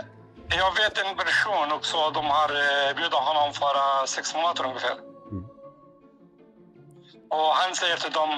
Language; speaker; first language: Swedish; non-native, learner; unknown